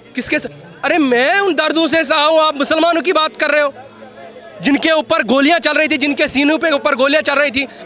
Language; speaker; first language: Hindi; native; Hindi